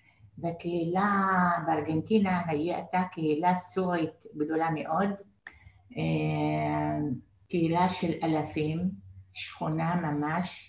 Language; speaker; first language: Hebrew; non-native, fluent; Arabic